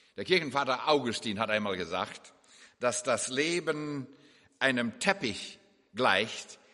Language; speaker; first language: German; early bilingual, heritage; English